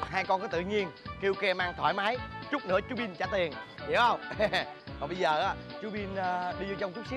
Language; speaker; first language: Vietnamese; native; Vietnamese